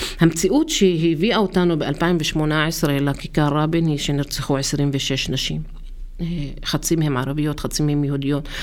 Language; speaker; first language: Hebrew; non-native, local second language; Arabic